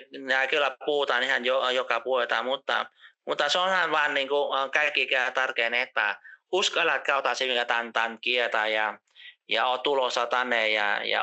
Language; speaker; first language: Finnish; non-native, fluent; Vietnamese